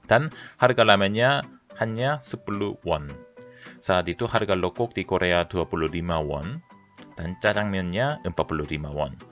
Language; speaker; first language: Indonesian; non-native, fluent; Korean